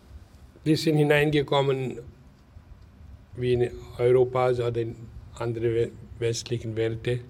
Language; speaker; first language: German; non-native, learner; Hindi